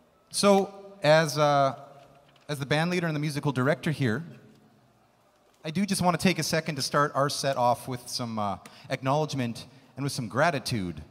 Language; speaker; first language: English; native; English